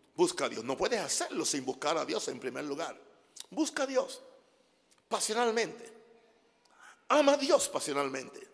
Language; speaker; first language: Spanish; non-native, fluent; English